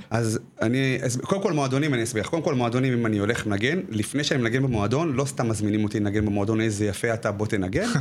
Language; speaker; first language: Hebrew; native; Hebrew